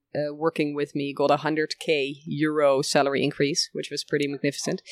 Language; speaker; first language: English; early bilingual, other home language; Dutch